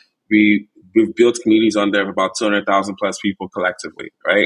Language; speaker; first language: English; non-native, local second language; Igbo